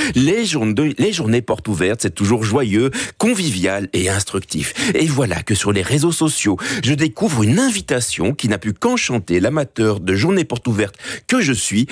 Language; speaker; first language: French; native; French